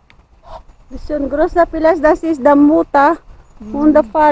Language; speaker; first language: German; non-native, learner; Filipino